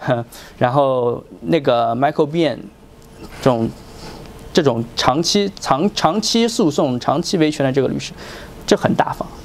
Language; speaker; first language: Chinese; native; Chinese